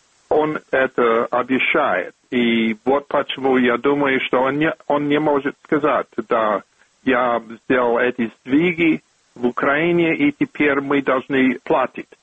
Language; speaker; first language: Russian; non-native, fluent; English